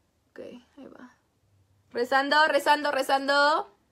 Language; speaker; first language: Spanish; native; Spanish